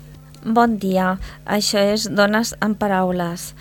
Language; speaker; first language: Catalan; non-native, local second language; Spanish